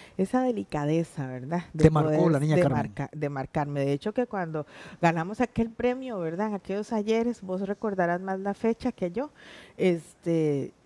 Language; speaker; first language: Spanish; native; Spanish